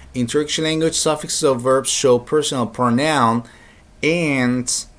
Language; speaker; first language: English; non-native, fluent; Turkish